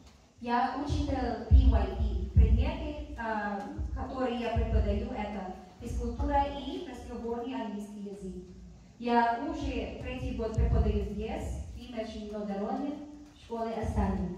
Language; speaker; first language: Russian; non-native, learner; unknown